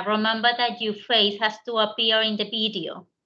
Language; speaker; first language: English; non-native, learner; Spanish